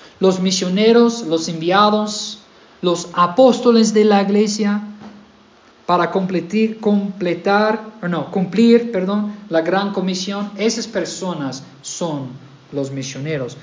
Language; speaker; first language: Spanish; non-native, fluent; English